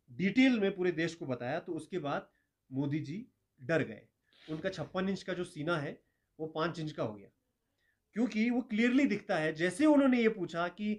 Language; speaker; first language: Hindi; non-native, local second language; Ladakhi